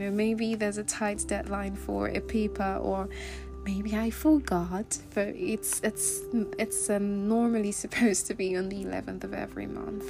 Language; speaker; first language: English; non-native, local second language; Igbo